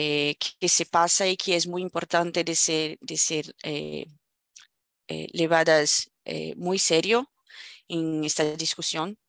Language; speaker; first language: Spanish; non-native, fluent; Portuguese